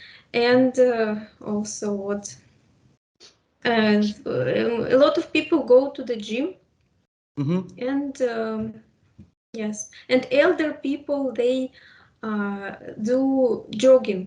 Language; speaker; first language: English; non-native, fluent; Russian